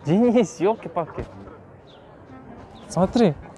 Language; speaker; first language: Russian; non-native, local second language; Kazakh